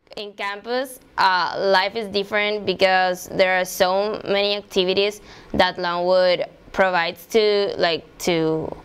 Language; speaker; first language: English; non-native, fluent; Spanish